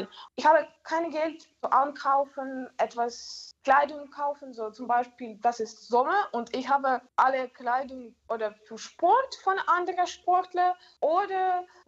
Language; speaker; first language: German; non-native, learner; Ukrainian